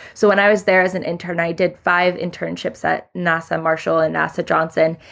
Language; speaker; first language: English; early bilingual, other home language; Hindi